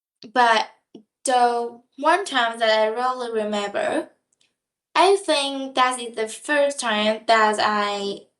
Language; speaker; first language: English; non-native, learner; Vietnamese